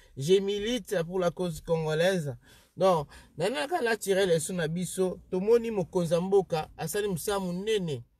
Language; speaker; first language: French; non-native, local second language; Lingala